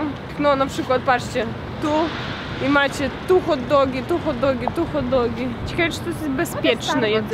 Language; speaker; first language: Polish; non-native, fluent; Russian